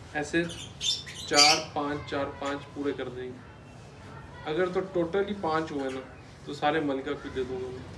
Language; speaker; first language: Urdu; non-native, local second language; Punjabi